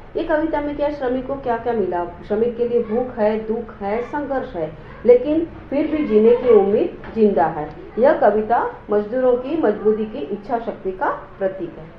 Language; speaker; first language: Hindi; non-native, local second language; Marathi